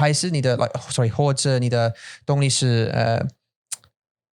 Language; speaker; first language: Chinese; non-native, learner; English